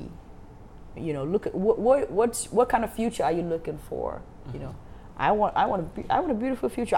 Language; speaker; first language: English; non-native, local second language; Wolof